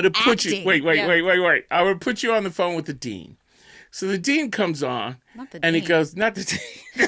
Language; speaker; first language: English; native; English